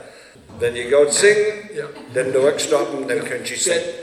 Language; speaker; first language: German; early bilingual, heritage; Low German